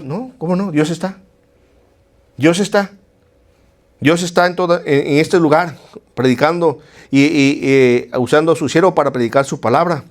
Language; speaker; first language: Spanish; native; Spanish